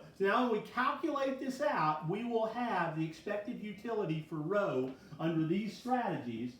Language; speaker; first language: English; native; English